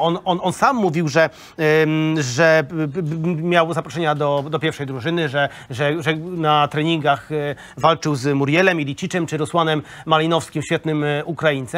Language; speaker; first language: Polish; native; Polish